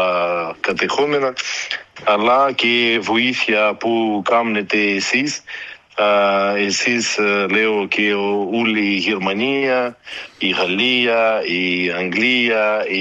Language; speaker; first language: Greek; early bilingual, heritage; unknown